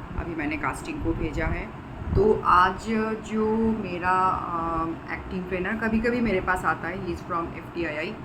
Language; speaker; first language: Hindi; non-native, local second language; Bangla